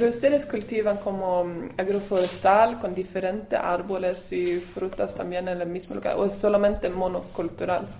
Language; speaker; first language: Spanish; non-native, learner; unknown